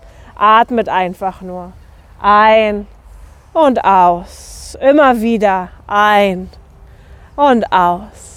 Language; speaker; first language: German; native; German